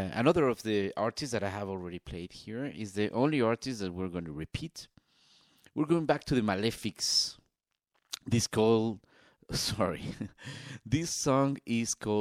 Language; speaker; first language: English; non-native, fluent; Spanish